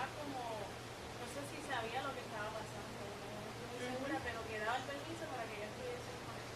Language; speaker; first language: Spanish; native; Spanish